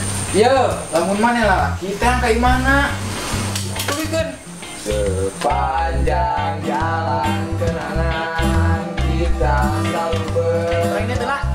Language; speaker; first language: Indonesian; non-native, local second language; Sundanese